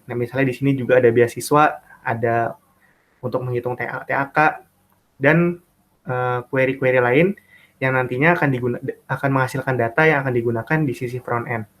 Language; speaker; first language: Indonesian; native; Indonesian